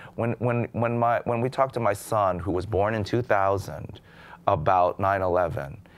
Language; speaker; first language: English; native; English